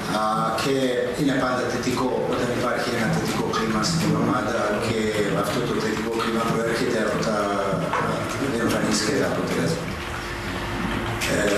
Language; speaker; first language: Greek; non-native, fluent; Serbian